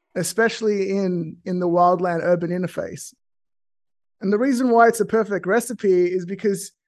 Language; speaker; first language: English; native; English